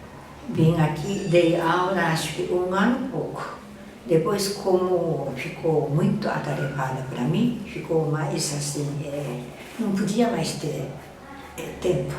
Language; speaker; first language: Portuguese; non-native, fluent; Japanese